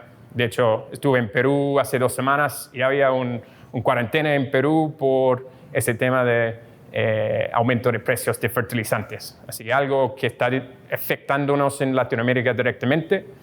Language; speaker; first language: Spanish; non-native, fluent; English